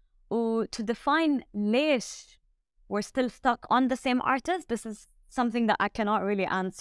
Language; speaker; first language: English; early bilingual, other home language; French